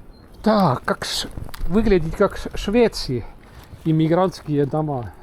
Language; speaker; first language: Russian; non-native, local second language; Estonian